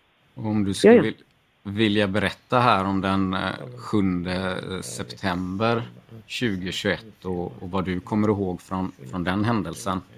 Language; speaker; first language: Swedish; native; Swedish